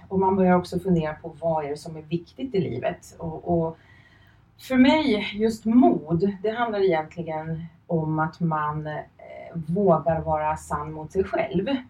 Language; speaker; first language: Swedish; early bilingual, other home language; Finnish